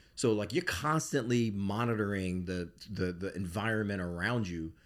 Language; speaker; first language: English; native; English